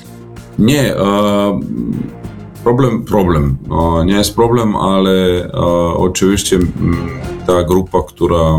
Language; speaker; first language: Polish; non-native, learner; Serbian